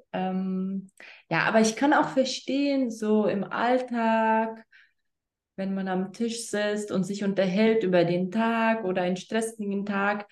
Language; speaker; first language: German; non-native, fluent; Lithuanian